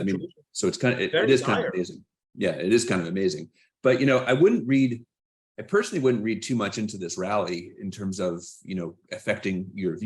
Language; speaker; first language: English; native; English